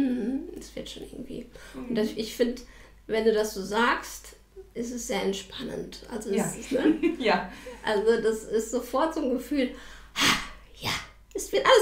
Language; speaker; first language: German; native; German